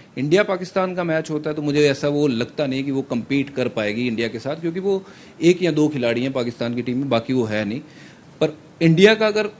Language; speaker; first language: Hindi; non-native, local second language; Punjabi